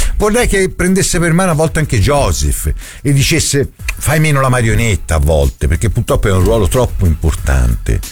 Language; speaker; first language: Italian; native; Italian